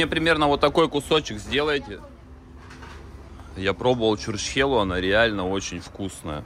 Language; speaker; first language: Russian; native; Russian